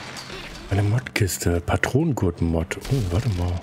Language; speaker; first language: German; native; German